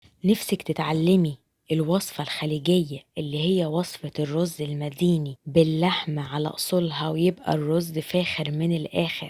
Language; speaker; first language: Arabic; native; Arabic